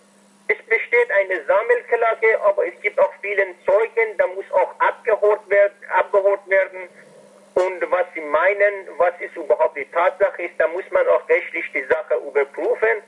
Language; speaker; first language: German; non-native, fluent; Persian